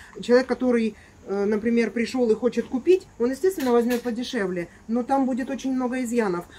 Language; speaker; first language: Russian; native; Russian